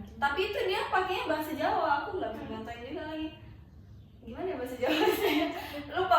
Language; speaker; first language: Indonesian; native; Indonesian